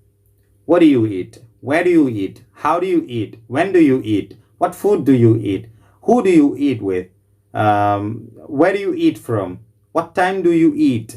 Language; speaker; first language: English; non-native, local second language; Malayalam